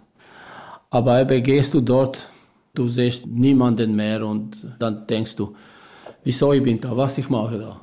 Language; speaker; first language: German; non-native, learner; Albanian